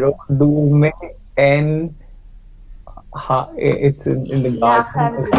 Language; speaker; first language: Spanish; non-native, learner; Hindi